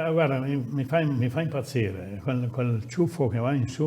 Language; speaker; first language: Italian; native; Italian